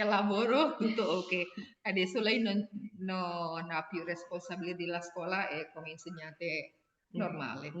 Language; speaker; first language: Italian; non-native, learner; Indonesian